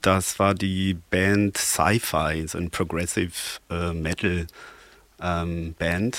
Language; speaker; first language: German; non-native, fluent; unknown